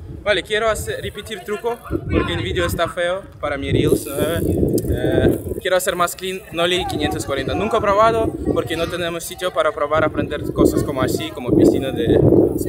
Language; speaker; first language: Spanish; non-native, learner; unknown